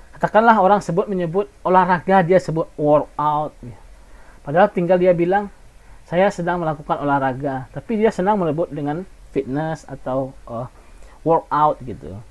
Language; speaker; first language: Indonesian; non-native, local second language; Minangkabau